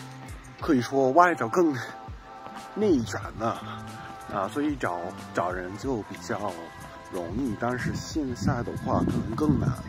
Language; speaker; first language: Chinese; non-native, fluent; English